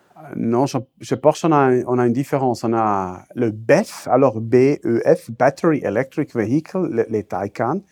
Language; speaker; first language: French; non-native, local second language; Swiss German